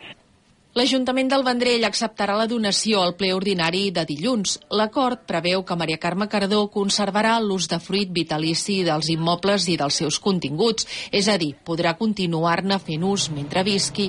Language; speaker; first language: Catalan; native; Catalan